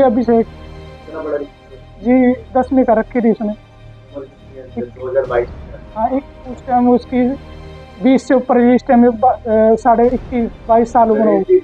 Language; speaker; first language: Hindi; native; Hindi